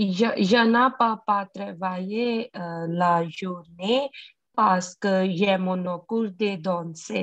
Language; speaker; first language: French; non-native, learner; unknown